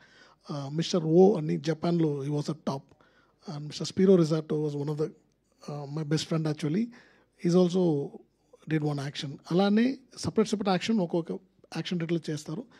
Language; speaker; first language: Telugu; non-native, learner; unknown